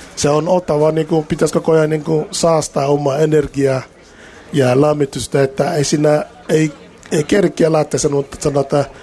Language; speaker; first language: Finnish; non-native, fluent; Akan